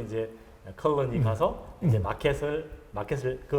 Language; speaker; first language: Korean; native; Korean